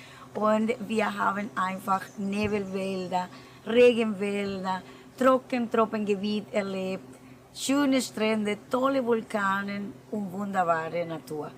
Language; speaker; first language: German; non-native, fluent; Spanish